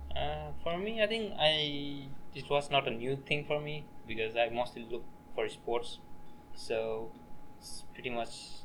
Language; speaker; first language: English; non-native, local second language; Nepali